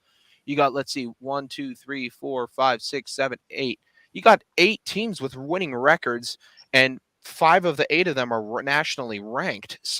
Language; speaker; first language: English; native; English